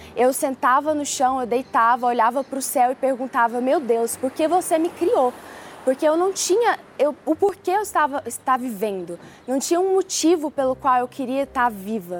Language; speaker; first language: Portuguese; early bilingual, other home language; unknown